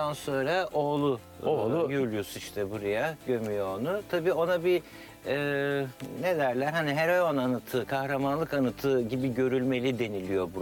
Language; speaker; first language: Turkish; native; Turkish